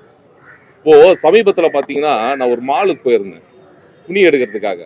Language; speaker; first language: Tamil; native; Tamil